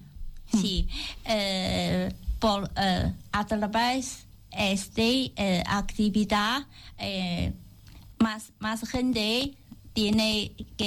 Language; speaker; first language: Spanish; non-native, learner; Chinese